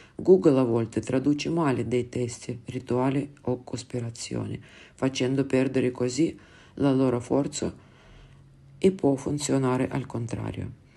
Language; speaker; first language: Italian; non-native, fluent; Russian